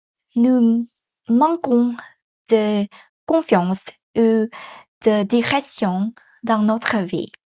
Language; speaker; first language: French; non-native, learner; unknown